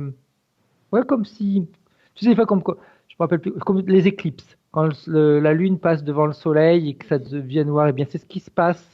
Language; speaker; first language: French; native; French